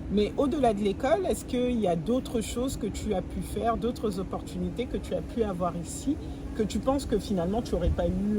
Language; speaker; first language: French; native; French